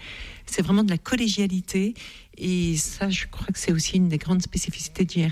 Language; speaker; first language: French; native; French